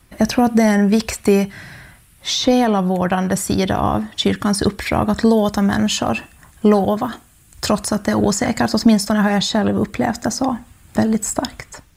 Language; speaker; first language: Swedish; native; Swedish